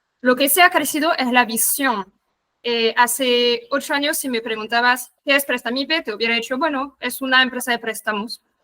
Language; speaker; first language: Spanish; non-native, fluent; French